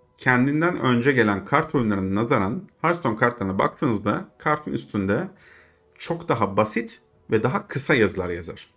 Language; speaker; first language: Turkish; native; Turkish